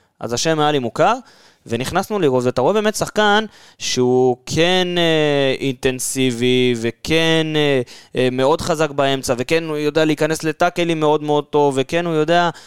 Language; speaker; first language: Hebrew; native; Hebrew